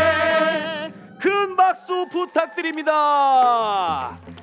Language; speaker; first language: Korean; native; Korean